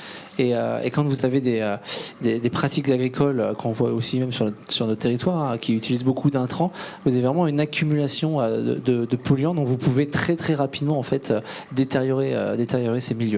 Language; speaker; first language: French; native; French